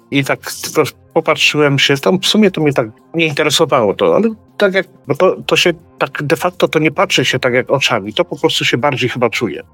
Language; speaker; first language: Polish; early bilingual, heritage; Polish